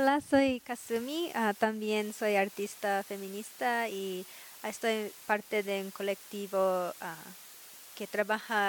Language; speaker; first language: Spanish; non-native, learner; Japanese